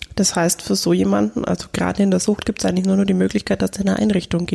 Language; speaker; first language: German; native; German